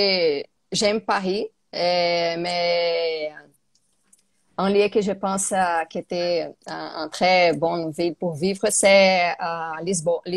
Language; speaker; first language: French; non-native, learner; Portuguese